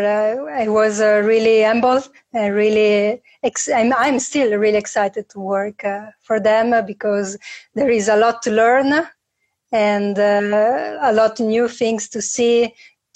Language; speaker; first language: English; non-native, fluent; Italian